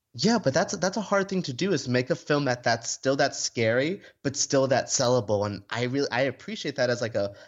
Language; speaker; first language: English; native; English